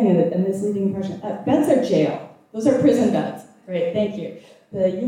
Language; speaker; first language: English; native; English